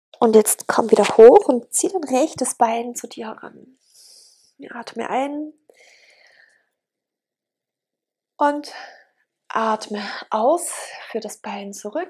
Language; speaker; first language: German; native; German